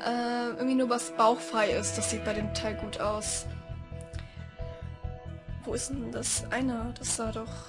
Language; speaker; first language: German; native; German